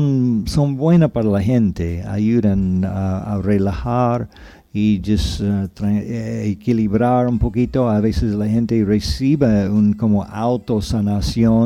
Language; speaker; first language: Spanish; non-native, fluent; English